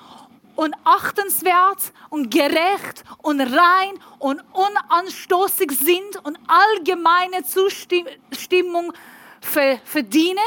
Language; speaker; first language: German; non-native, learner; Persian